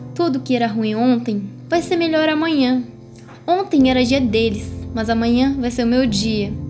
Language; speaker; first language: Portuguese; non-native, fluent; Arabic